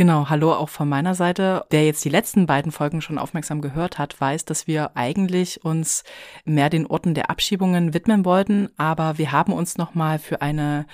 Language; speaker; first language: German; native; German